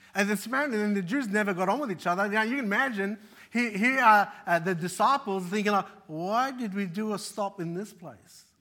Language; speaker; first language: English; early bilingual, other home language; Arabic